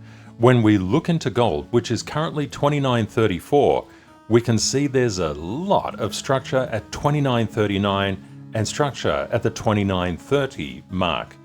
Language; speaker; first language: English; native; English